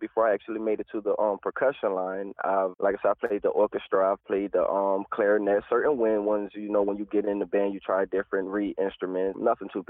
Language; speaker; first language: English; native; English